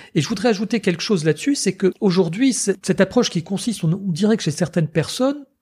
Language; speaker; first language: French; native; French